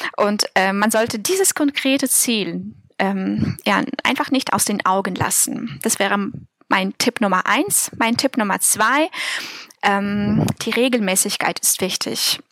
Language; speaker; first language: German; non-native, fluent; Russian